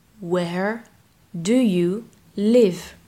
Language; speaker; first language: English; non-native, fluent; French